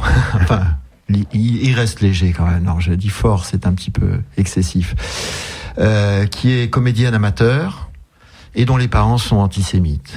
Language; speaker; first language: French; native; French